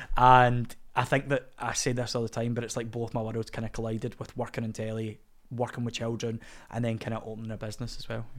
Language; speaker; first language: English; native; English